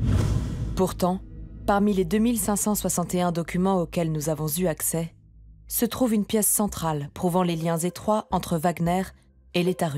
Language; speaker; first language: French; native; French